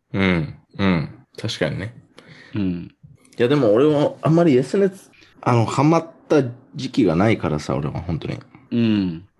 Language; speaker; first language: Japanese; non-native, fluent; English